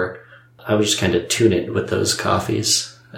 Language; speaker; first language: English; native; English